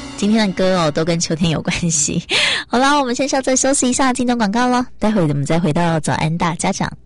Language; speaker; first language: Chinese; native; Chinese